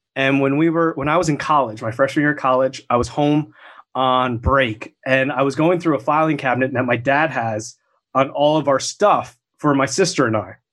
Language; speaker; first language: English; native; English